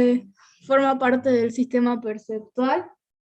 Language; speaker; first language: Spanish; native; Spanish